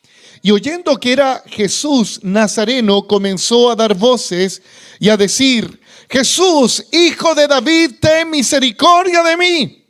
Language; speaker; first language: Spanish; native; Spanish